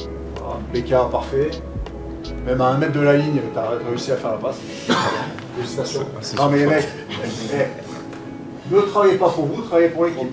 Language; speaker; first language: French; native; French